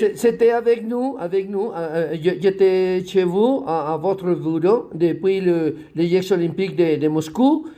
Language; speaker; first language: French; non-native, learner; Spanish